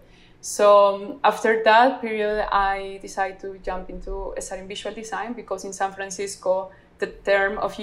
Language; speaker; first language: English; non-native, fluent; Spanish